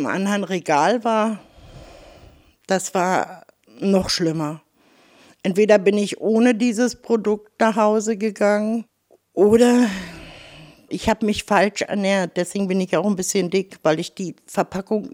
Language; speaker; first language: German; native; German